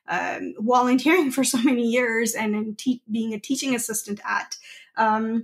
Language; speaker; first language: English; non-native, local second language; Gujarati